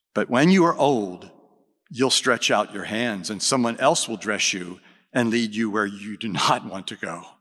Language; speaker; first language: English; native; English